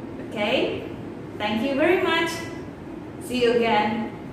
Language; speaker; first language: English; non-native, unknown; Indonesian